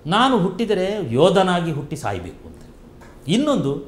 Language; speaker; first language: Kannada; non-native, local second language; Kodava